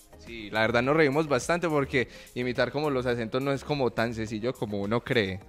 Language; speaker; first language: Spanish; native; Spanish